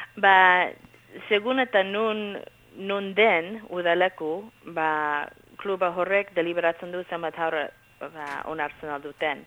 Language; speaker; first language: Basque; early bilingual, heritage; Basque